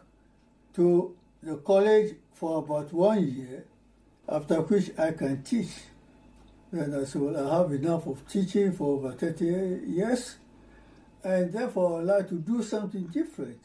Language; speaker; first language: English; non-native, fluent; Ewe